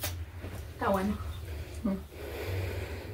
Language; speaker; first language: Spanish; early bilingual, heritage; Spanish